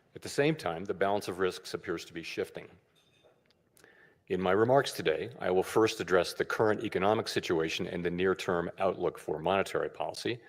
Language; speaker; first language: English; native; English